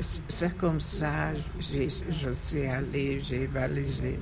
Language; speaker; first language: French; non-native, fluent; Hungarian